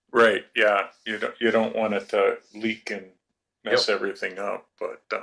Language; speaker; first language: English; native; English